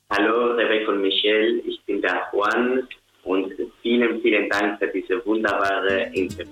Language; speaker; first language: German; non-native, learner; Spanish